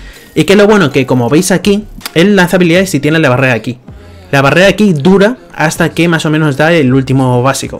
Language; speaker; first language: Spanish; native; Spanish